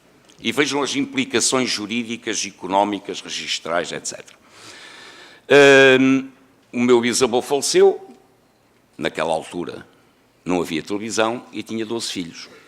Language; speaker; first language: Portuguese; native; Portuguese